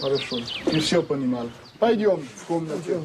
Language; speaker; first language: Russian; non-native, learner; French